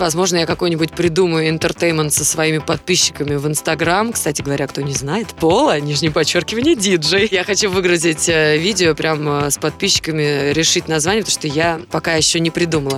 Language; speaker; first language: Russian; native; Russian